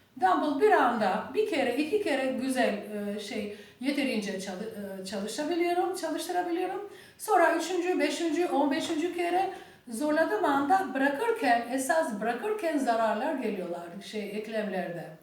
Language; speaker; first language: Turkish; non-native, fluent; Albanian